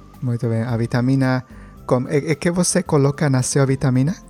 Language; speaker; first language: Portuguese; non-native, learner; Spanish